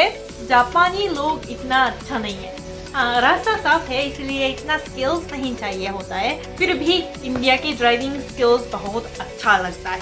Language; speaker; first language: Hindi; non-native, fluent; Japanese